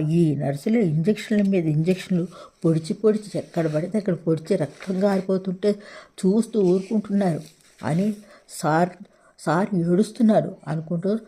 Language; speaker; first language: Telugu; native; Telugu